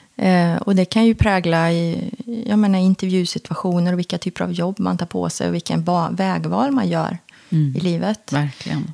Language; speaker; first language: Swedish; early bilingual, other home language; Korean